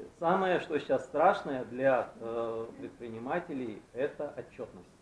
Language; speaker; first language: Russian; native; Russian